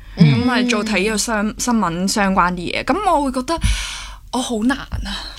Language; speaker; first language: Cantonese; non-native, fluent; Chinese